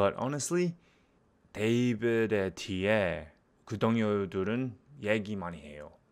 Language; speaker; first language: Korean; non-native, learner; English